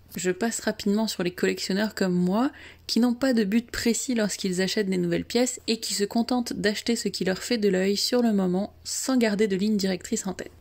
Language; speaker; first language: French; native; French